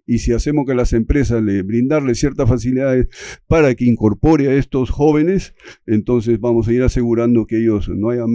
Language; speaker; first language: Spanish; native; Spanish